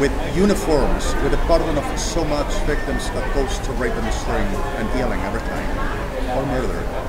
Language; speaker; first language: English; non-native, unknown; Spanish